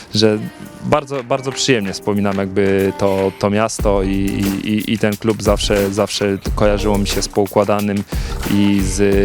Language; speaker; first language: Polish; native; Polish